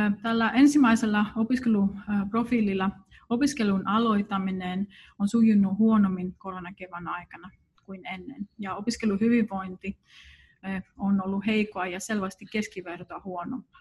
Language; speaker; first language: Finnish; non-native, fluent; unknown